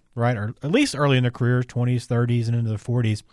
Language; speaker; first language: English; native; English